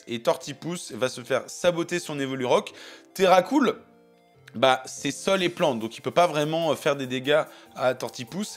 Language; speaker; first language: French; native; French